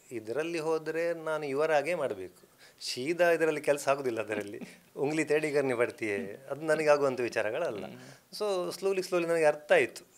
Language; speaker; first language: Kannada; non-native, local second language; Konkani